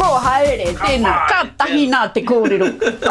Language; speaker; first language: Māori; non-native, local second language; English